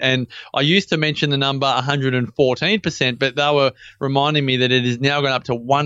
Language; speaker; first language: English; native; English